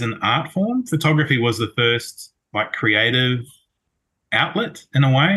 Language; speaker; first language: English; native; English